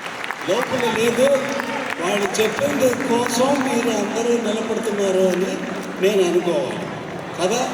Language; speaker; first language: Telugu; non-native, fluent; Tamil